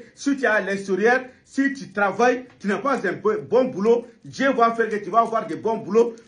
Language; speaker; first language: French; non-native, local second language; Bambara